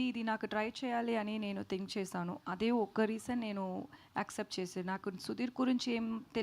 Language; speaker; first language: Telugu; non-native, learner; Tamil